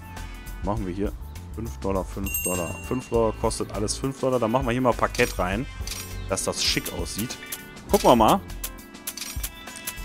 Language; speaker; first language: German; native; German